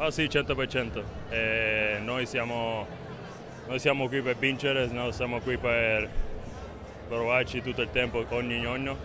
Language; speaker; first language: Italian; non-native, learner; Spanish